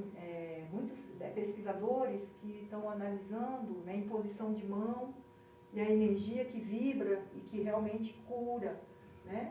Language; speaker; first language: Portuguese; early bilingual, other home language; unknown